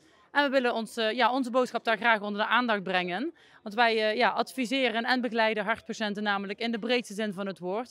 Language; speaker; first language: Dutch; native; Dutch